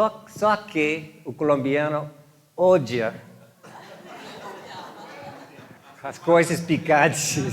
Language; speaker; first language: Portuguese; non-native, fluent; English